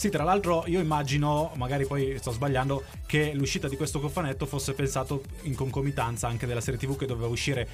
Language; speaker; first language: Italian; native; Italian